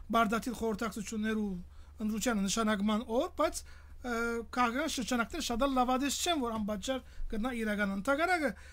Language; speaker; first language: Armenian; early bilingual, heritage; Armenian